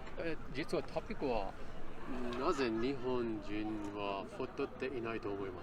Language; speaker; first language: Japanese; non-native, learner; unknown